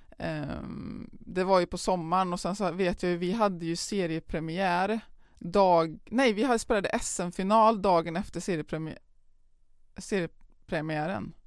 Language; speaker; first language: Swedish; native; Swedish